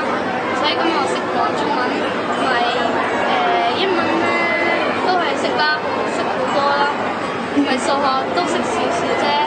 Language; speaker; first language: Cantonese; non-native, learner; Urdu